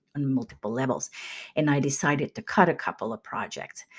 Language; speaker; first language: English; non-native, fluent; Swedish